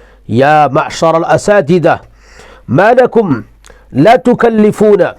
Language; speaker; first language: Arabic; non-native, fluent; Urdu